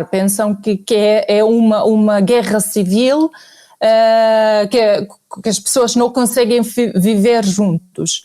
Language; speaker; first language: Portuguese; non-native, fluent; Arabic